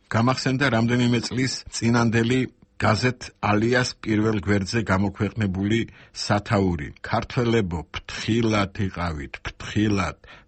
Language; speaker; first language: Georgian; non-native, local second language; Armenian